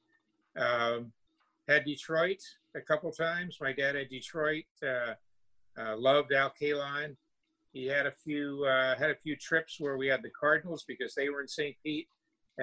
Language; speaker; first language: English; native; English